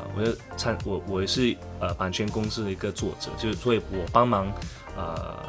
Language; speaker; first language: Chinese; non-native, local second language; English